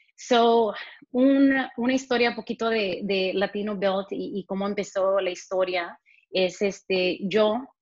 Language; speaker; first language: Spanish; early bilingual, heritage; Spanish